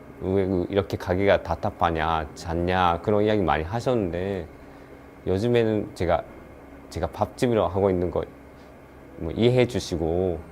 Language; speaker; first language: Korean; non-native, learner; Japanese